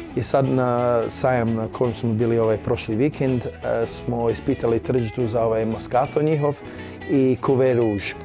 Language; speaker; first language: Croatian; early bilingual, heritage; Croatian